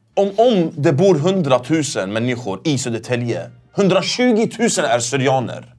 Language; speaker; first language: Swedish; early bilingual, other home language; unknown